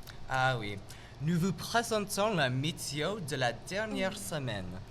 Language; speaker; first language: French; non-native, local second language; English